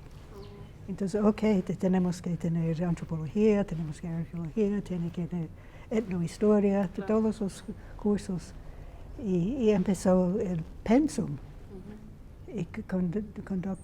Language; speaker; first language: Spanish; non-native, fluent; English